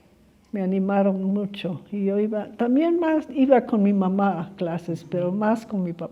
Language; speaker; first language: Spanish; early bilingual, other home language; English